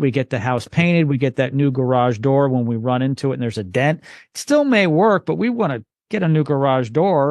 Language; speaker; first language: English; native; English